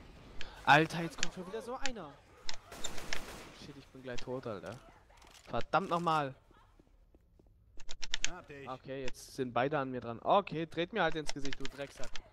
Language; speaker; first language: German; native; German